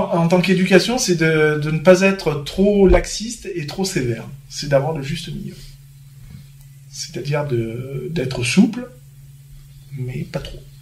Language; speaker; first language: French; native; French